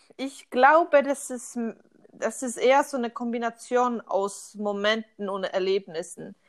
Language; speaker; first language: German; non-native, fluent; Polish